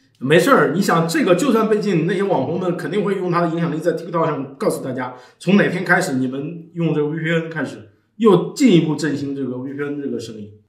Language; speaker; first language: Chinese; native; Chinese